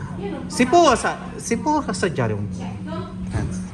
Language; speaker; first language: Italian; non-native, learner; Iloko